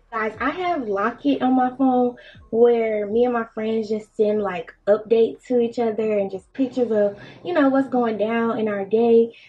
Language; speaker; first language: English; native; English